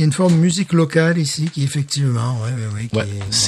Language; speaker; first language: French; native; French